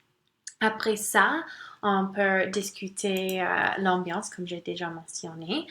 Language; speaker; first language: French; non-native, local second language; English